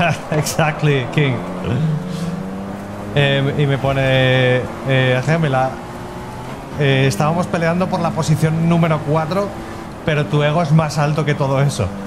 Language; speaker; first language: Spanish; native; Spanish